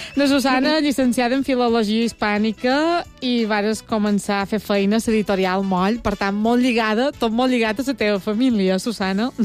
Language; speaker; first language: Catalan; native; Catalan